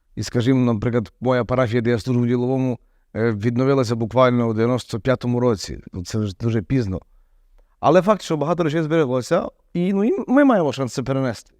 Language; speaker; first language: Ukrainian; native; Ukrainian